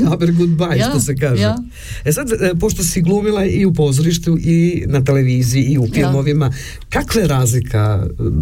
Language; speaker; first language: Serbian; native; Serbian